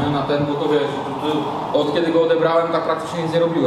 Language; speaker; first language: Polish; native; Polish